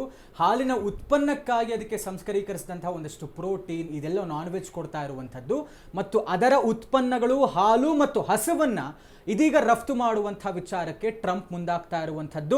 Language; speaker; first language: Kannada; native; Kannada